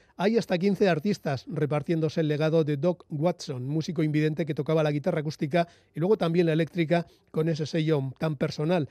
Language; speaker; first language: Spanish; native; Spanish